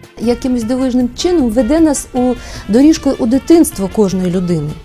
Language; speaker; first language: Ukrainian; non-native, local second language; Russian